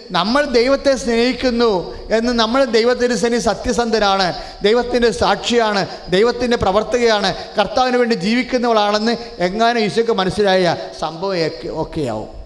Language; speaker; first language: Malayalam; native; Malayalam